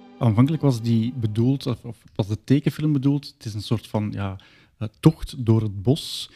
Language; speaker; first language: Dutch; native; Dutch